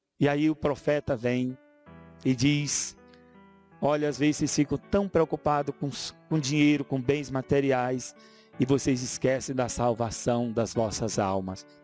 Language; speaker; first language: Portuguese; native; Portuguese